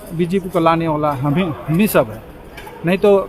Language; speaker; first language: Hindi; non-native, local second language; Bangla